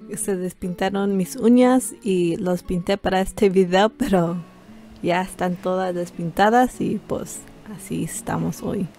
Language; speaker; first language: Spanish; early bilingual, heritage; Spanish